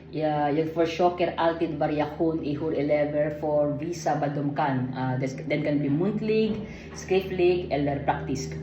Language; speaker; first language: Swedish; non-native, learner; Filipino